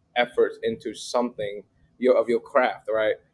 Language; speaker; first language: English; early bilingual, other home language; Vietnamese